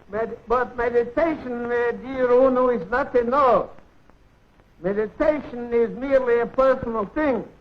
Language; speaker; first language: English; non-native, fluent; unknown